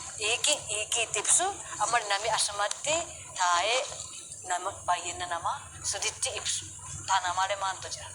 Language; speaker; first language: Oromo; non-native, fluent; Japanese